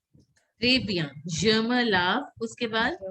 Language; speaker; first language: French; non-native, fluent; Hindi